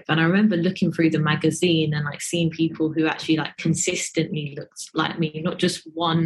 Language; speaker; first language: English; native; English